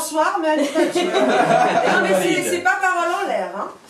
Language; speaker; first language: French; native; French